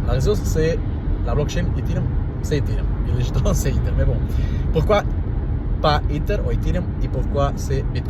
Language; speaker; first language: French; non-native, learner; Portuguese